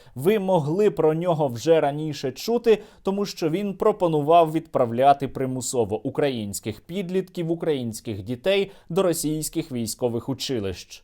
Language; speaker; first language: Ukrainian; native; Ukrainian